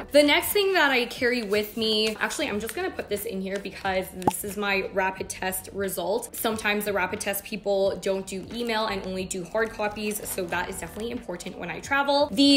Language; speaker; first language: English; native; English